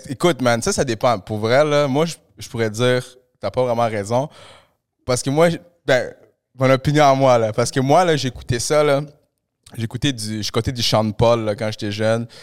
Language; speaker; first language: French; early bilingual, other home language; Spanish